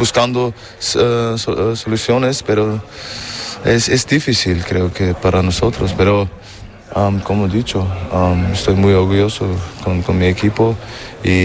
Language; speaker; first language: Spanish; non-native, learner; German